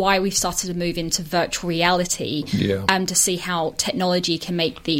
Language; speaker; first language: English; native; English